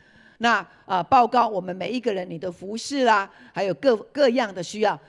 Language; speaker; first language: Chinese; native; Chinese